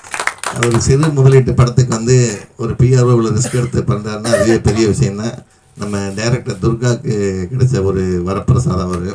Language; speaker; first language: Tamil; native; Tamil